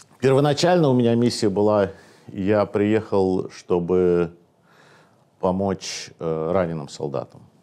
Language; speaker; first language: Russian; native; Russian